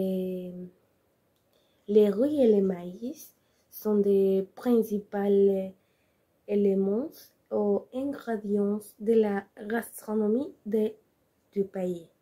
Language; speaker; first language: French; non-native, learner; Spanish